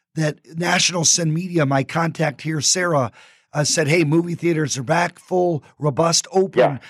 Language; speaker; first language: English; native; English